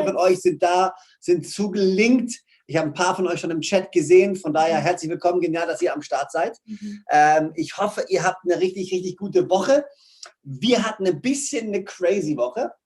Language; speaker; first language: German; native; German